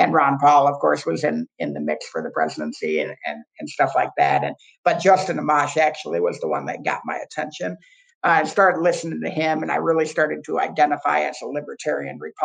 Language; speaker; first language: English; native; English